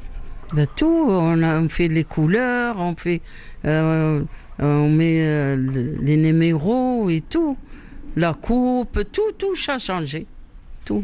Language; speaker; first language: French; non-native, learner; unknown